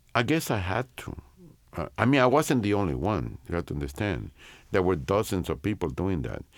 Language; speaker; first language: English; non-native, fluent; Spanish